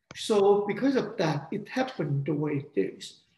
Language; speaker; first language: English; non-native, fluent; Vietnamese